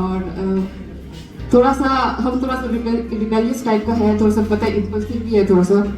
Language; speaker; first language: Hindi; non-native, local second language; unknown